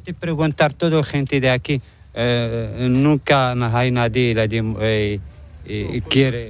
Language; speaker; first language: Spanish; non-native, learner; Arabic